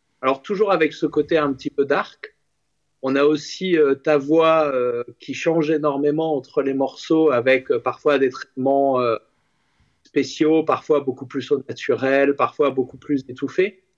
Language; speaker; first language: French; native; French